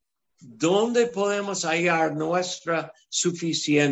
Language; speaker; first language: Spanish; non-native, fluent; English